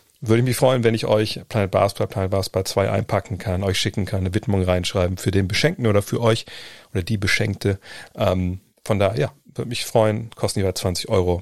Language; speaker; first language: German; native; German